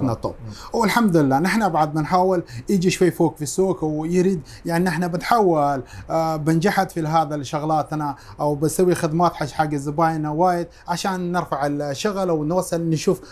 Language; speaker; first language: Arabic; non-native, fluent; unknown